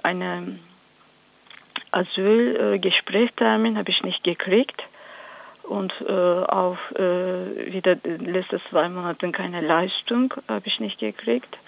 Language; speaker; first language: German; non-native, learner; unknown